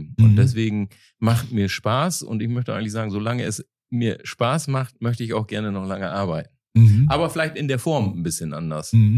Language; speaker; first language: German; native; German